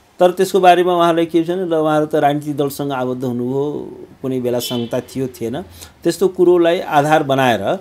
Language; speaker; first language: Nepali; native; Nepali